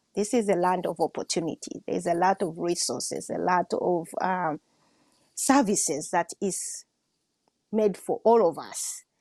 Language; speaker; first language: English; non-native, local second language; Swahili